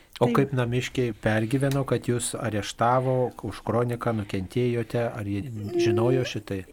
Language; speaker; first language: Lithuanian; native; Lithuanian